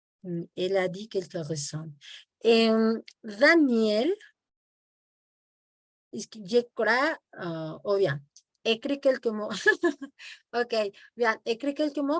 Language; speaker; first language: French; non-native, fluent; Spanish